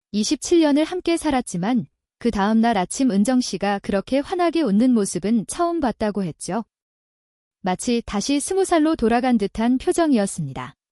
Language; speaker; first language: Korean; native; Korean